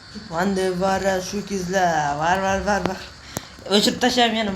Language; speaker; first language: Turkish; non-native, learner; Uzbek